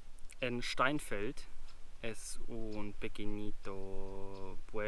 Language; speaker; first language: Spanish; non-native, learner; German